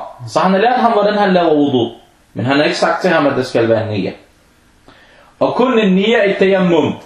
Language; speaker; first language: Danish; non-native, fluent; Arabic